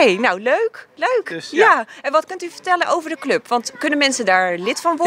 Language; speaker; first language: Dutch; native; Dutch